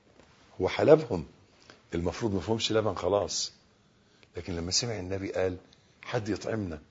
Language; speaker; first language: Arabic; native; Arabic